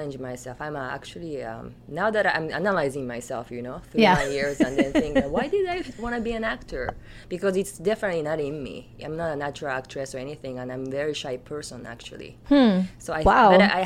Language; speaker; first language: English; non-native, fluent; Japanese